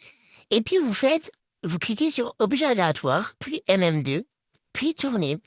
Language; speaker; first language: French; native; French